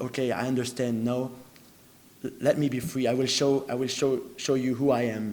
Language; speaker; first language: English; non-native, fluent; French